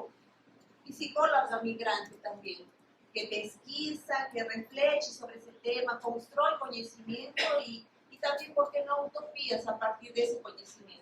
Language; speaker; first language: Portuguese; non-native, fluent; Spanish